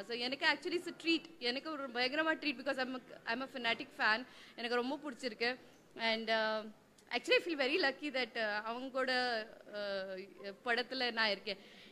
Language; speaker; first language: Tamil; non-native, learner; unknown